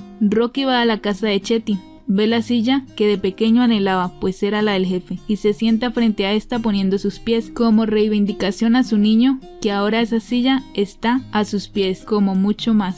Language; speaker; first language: Spanish; native; Spanish